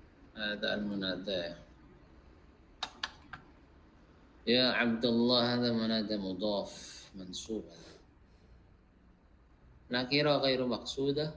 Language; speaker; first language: Arabic; non-native, fluent; Indonesian